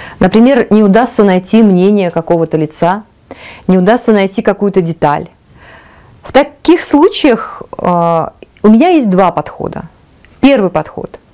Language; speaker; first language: Russian; non-native, local second language; Tajik